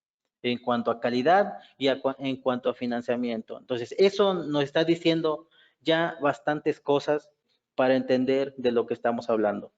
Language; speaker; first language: Spanish; native; Spanish